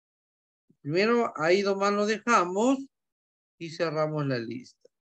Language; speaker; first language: Spanish; native; Spanish